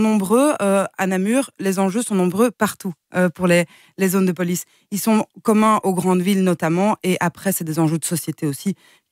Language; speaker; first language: French; native; French